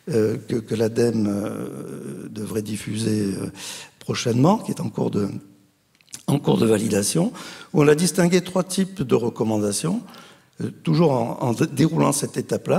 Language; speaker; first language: French; native; French